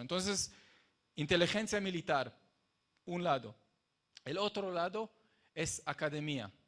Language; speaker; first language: Spanish; non-native, fluent; Hebrew